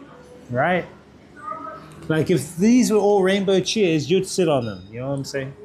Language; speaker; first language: English; native; English